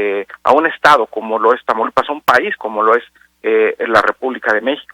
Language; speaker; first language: Spanish; native; Spanish